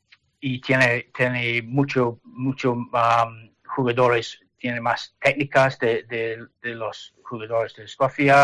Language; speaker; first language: Spanish; non-native, learner; English